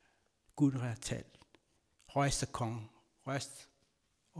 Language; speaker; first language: Danish; non-native, fluent; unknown